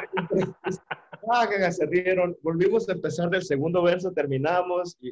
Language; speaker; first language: Spanish; native; Spanish